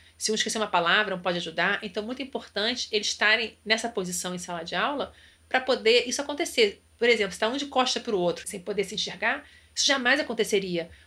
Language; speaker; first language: Portuguese; native; Portuguese